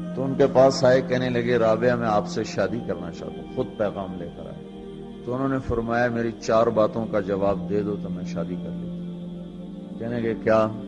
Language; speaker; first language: Urdu; non-native, local second language; Punjabi